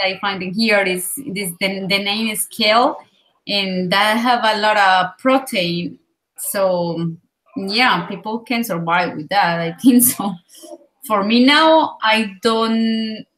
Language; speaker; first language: English; non-native, learner; Spanish